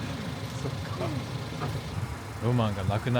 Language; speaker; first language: Japanese; early bilingual, heritage; Japanese